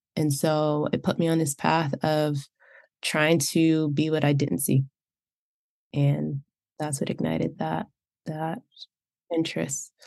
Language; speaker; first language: English; native; English